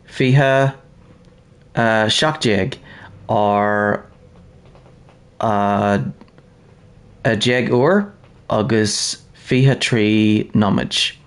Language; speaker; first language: Irish; non-native, learner; English